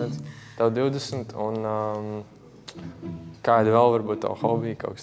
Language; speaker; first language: Latvian; native; Latvian